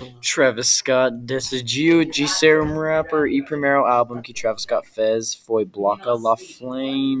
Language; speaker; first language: Portuguese; non-native, learner; English